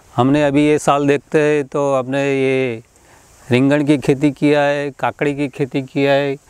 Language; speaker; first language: Hindi; non-native, local second language; Gujarati